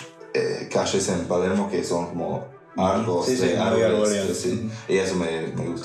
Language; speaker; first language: Spanish; non-native, fluent; English